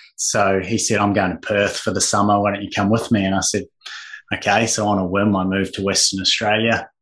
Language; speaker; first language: English; native; English